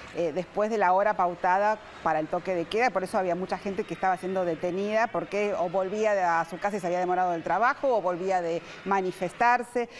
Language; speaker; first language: Spanish; native; Spanish